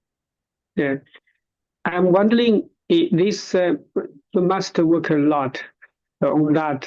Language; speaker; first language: English; non-native, learner; Chinese